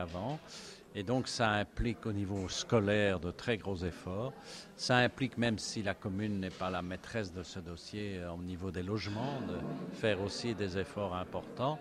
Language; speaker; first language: French; native; French